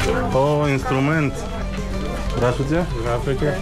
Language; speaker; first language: Russian; non-native, learner; Spanish